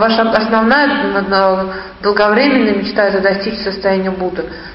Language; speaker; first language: Russian; native; Russian